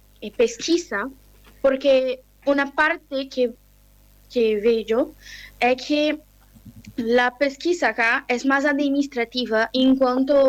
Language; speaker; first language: Spanish; non-native, learner; Portuguese